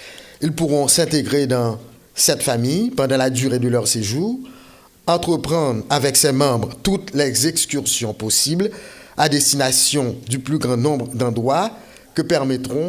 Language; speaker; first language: French; non-native, local second language; Haitian Creole